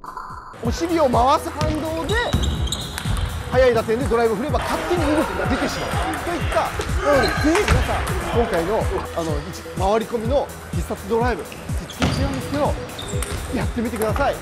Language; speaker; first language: Japanese; native; Japanese